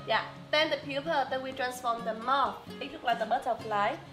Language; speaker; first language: English; non-native, fluent; Vietnamese